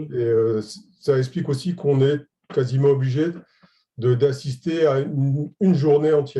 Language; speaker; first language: French; native; French